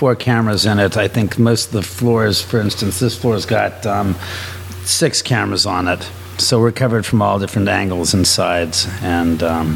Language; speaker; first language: English; native; English